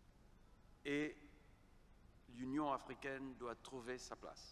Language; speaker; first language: French; non-native, fluent; Kabuverdianu